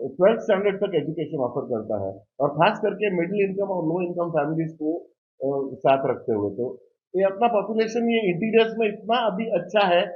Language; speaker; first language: Hindi; non-native, local second language; Marathi